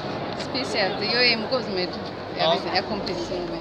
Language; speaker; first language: Swedish; non-native, learner; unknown